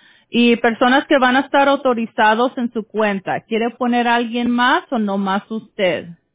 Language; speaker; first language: Spanish; early bilingual, heritage; Spanish